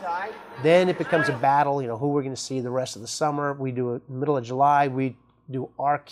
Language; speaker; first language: English; native; English